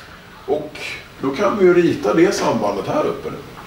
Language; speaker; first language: Swedish; native; Swedish